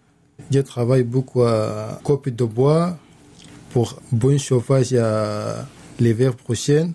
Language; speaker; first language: French; non-native, learner; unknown